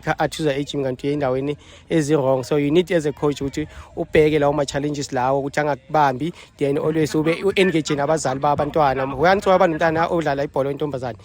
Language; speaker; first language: Zulu; native; Zulu